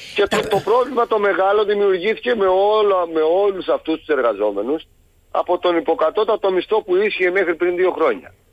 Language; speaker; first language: Greek; native; Greek